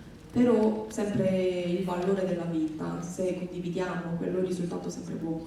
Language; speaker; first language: Italian; non-native, fluent; Korean